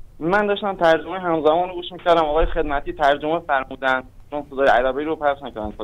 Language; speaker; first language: Persian; native; Persian